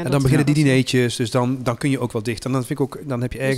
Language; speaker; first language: Dutch; native; Dutch